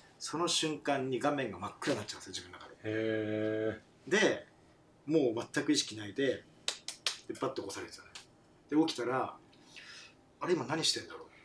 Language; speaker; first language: Japanese; non-native, fluent; French